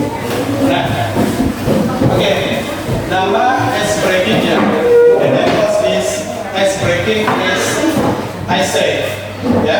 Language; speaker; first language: English; non-native, fluent; Indonesian